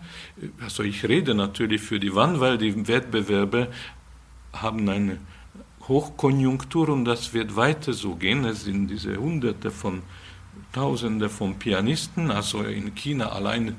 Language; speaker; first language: German; non-native, fluent; Hungarian